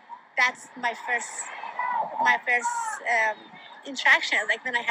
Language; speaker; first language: English; non-native, fluent; Persian